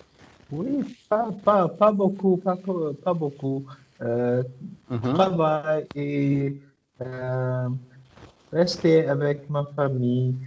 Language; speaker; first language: French; non-native, learner; Arabic